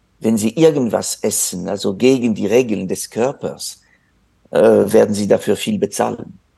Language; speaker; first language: German; non-native, fluent; French